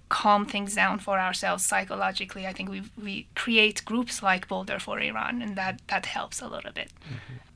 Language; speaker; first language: English; non-native, fluent; Persian